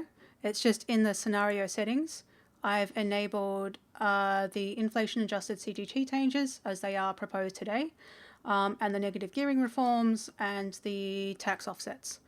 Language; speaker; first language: English; native; English